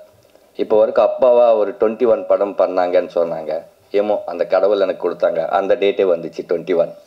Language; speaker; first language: Tamil; non-native, learner; Telugu